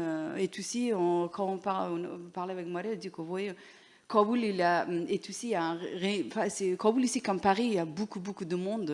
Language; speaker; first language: French; non-native, learner; Persian